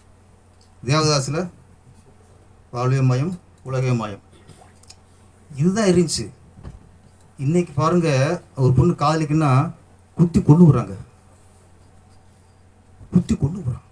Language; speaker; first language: Tamil; native; Tamil